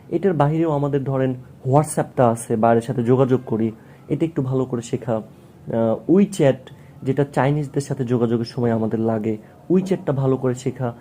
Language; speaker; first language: Bangla; native; Bangla